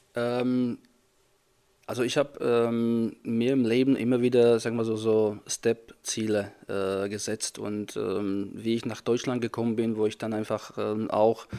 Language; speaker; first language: German; non-native, fluent; Czech